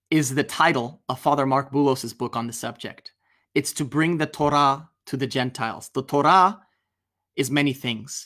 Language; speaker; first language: English; native; English